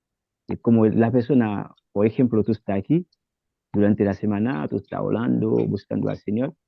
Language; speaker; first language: Spanish; non-native, learner; Haitian Creole